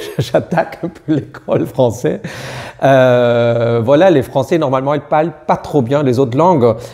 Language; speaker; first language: French; non-native, fluent; German